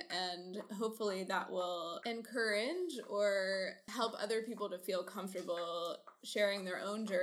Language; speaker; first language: English; native; English